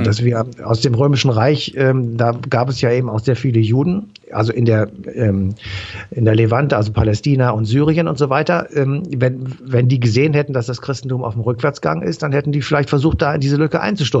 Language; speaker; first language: German; native; German